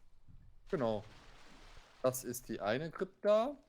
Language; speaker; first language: German; native; German